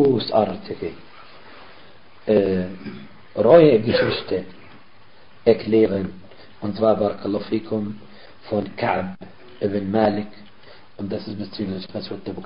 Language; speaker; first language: German; non-native, fluent; Arabic